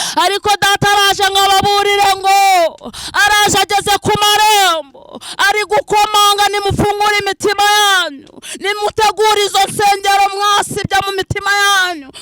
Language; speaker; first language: Kinyarwanda; non-native, local second language; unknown